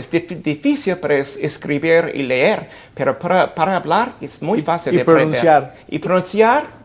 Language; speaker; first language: Spanish; non-native, fluent; English